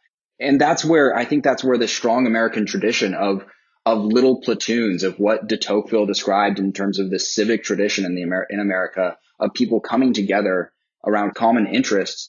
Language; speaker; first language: English; native; English